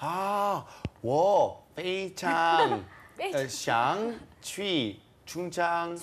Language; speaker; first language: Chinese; non-native, learner; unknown